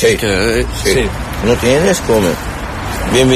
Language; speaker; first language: Spanish; non-native, learner; Arabic